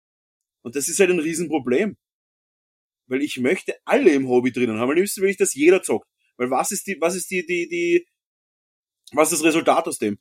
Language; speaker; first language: German; native; German